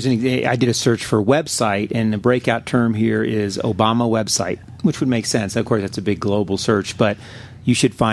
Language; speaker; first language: English; native; English